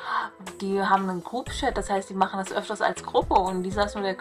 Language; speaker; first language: German; native; German